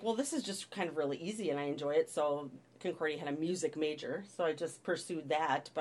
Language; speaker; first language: English; native; English